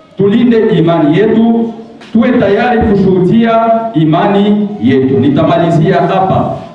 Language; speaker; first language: Swahili; native; Swahili